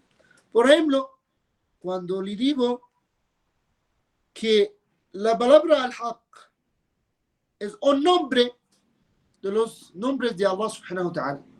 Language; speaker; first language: Spanish; non-native, fluent; Arabic